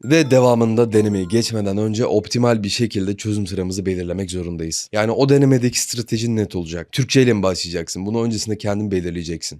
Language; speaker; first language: Turkish; native; Turkish